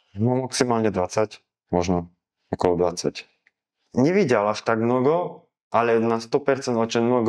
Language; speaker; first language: Russian; non-native, learner; Slovak